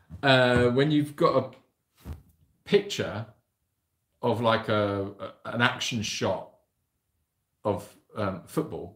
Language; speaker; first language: English; native; English